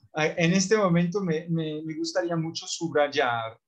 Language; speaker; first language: Spanish; non-native, fluent; French